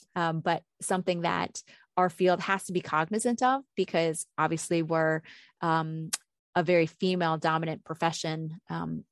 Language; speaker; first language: English; native; English